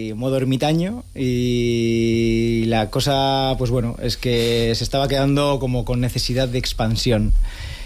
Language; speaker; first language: Spanish; native; Spanish